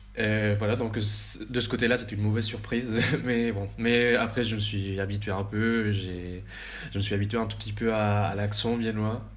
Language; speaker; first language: French; early bilingual, heritage; French